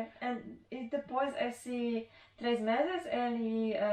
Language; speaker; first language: Portuguese; non-native, learner; Polish